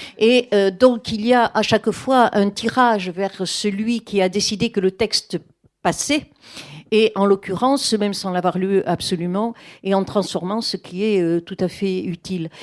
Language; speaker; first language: French; native; French